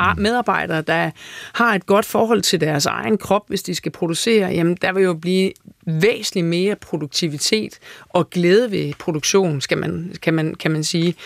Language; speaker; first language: Danish; native; Danish